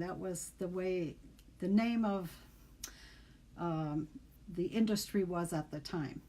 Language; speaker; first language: English; native; English